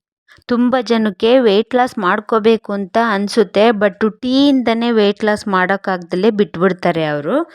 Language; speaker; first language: Kannada; native; Kannada